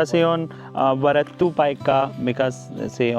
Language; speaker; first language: Finnish; non-native, learner; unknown